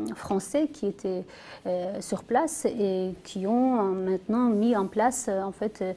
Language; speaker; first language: French; non-native, fluent; Azerbaijani